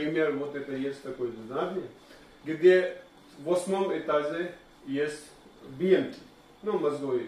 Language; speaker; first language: Russian; non-native, learner; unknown